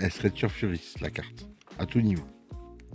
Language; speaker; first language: French; native; French